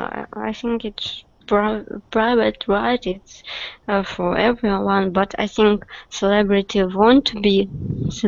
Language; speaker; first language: English; non-native, learner; Russian